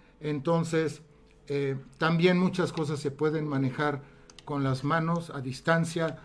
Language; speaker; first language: Spanish; non-native, fluent; Italian